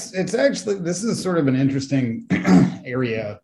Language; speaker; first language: English; native; English